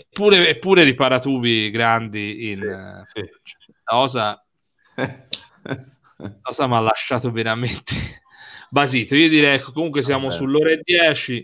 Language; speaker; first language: Italian; native; Italian